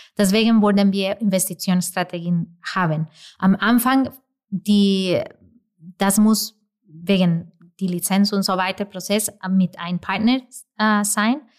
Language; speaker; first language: German; non-native, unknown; Spanish